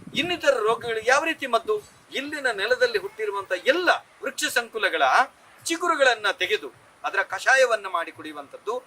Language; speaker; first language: Kannada; non-native, local second language; Tulu